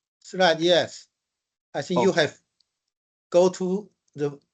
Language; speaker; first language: English; non-native, fluent; Chinese